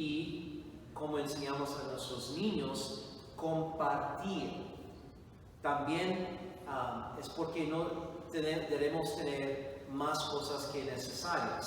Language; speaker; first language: Spanish; non-native, fluent; English